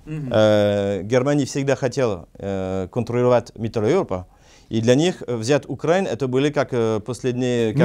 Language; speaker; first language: Russian; non-native, learner; French